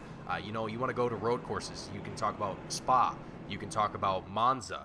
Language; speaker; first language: English; native; English